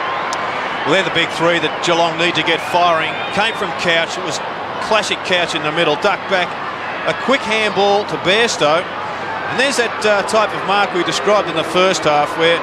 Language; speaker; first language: English; native; English